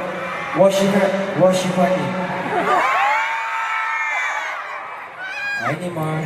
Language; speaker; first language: Chinese; non-native, learner; Korean